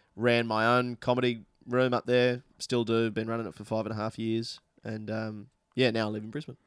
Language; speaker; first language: English; native; English